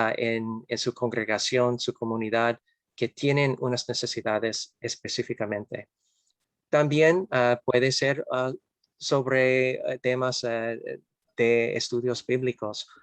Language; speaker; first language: Spanish; non-native, fluent; English